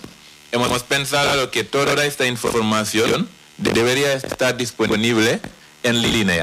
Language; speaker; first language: Spanish; non-native, fluent; Wolof